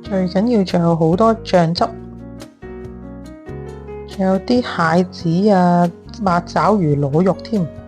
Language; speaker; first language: Chinese; native; Chinese